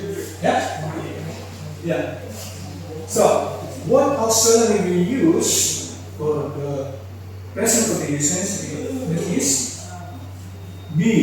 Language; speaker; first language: English; non-native, fluent; Indonesian